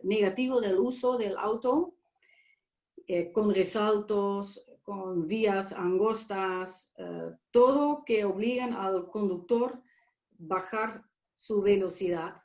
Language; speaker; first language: Spanish; non-native, fluent; Dutch